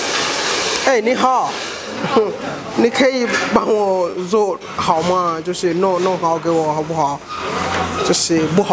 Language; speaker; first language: Chinese; non-native, fluent; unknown